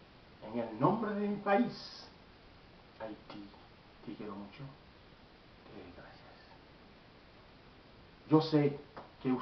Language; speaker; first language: Spanish; non-native, learner; Haitian Creole